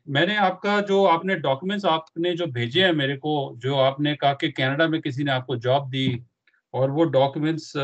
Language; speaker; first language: Hindi; non-native, local second language; Punjabi